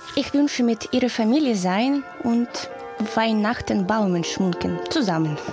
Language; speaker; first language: German; non-native, learner; Ukrainian